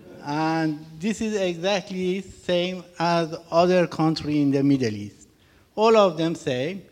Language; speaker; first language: English; non-native, learner; Persian